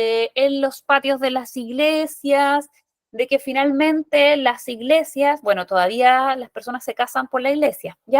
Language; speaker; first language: Spanish; native; Spanish